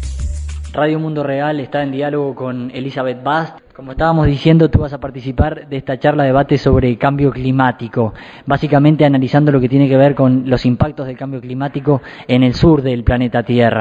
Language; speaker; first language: Spanish; native; Spanish